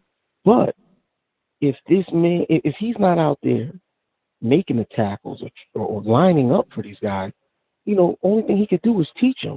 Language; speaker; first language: English; native; English